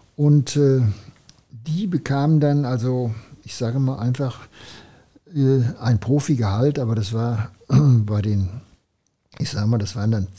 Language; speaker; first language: German; native; German